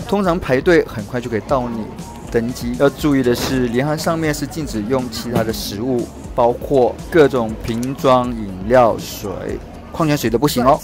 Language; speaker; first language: Chinese; native; Chinese